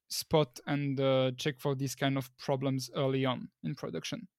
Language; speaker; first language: English; non-native, fluent; French